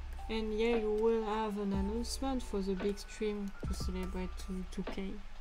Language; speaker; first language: English; non-native, fluent; French